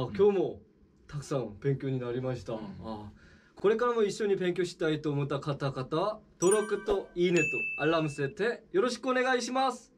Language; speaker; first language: Japanese; non-native, fluent; Korean